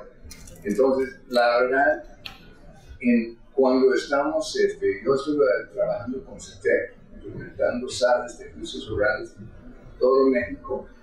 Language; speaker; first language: Spanish; non-native, fluent; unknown